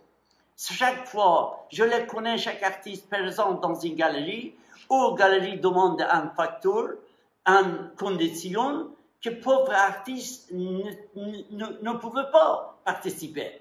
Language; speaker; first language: French; non-native, fluent; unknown